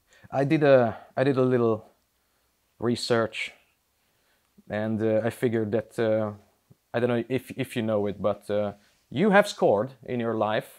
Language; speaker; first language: English; non-native, fluent; Hungarian